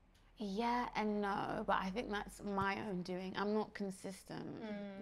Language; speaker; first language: English; native; English